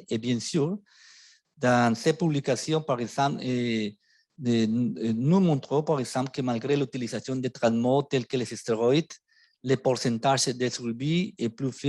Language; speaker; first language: French; non-native, fluent; Spanish